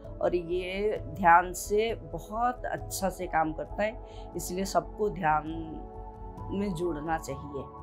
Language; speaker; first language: Hindi; non-native, local second language; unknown